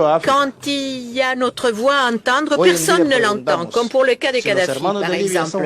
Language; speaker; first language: French; non-native, local second language; Portuguese